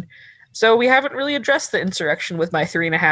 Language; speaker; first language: English; native; English